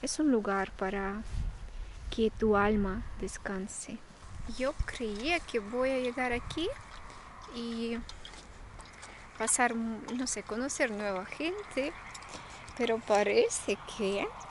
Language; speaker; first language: Spanish; non-native, fluent; Russian